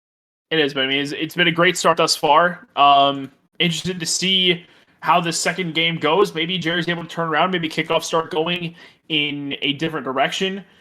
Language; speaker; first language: English; native; English